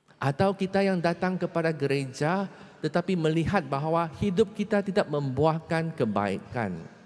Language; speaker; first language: Malay; non-native, local second language; Chinese